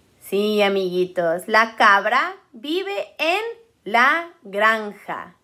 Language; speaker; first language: Spanish; early bilingual, heritage; Spanish